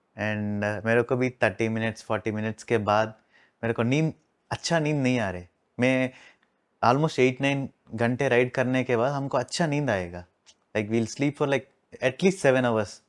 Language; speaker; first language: Hindi; non-native, local second language; Telugu